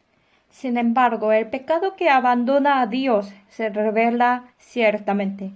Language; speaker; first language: Spanish; non-native, fluent; Korean